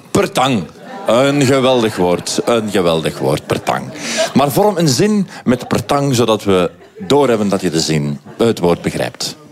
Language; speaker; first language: Dutch; native; Dutch